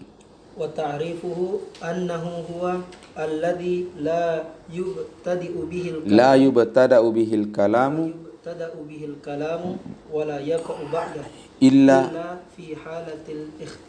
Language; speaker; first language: Arabic; non-native, learner; Indonesian